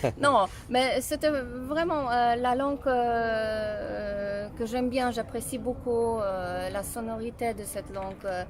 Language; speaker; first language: French; non-native, fluent; Polish